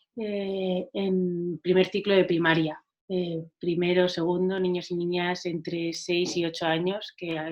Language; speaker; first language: Spanish; non-native, local second language; Catalan